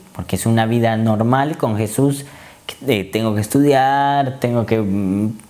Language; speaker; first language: Spanish; native; Spanish